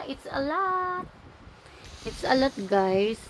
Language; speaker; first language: English; non-native, local second language; Filipino